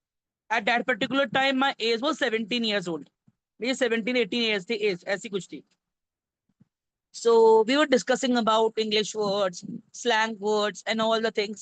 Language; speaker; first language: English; non-native, learner; Hindi